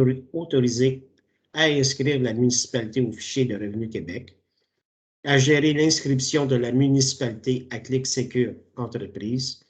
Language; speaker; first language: French; native; French